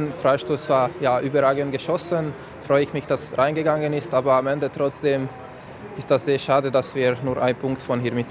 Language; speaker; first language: German; non-native, fluent; Slovak